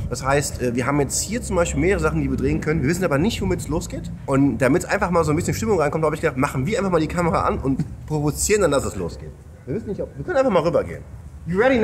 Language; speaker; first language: German; native; German